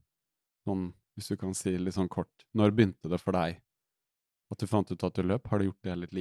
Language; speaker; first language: Norwegian; native; Norwegian